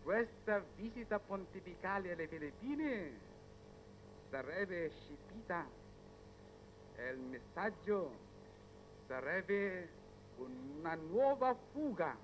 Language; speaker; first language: Italian; non-native, fluent; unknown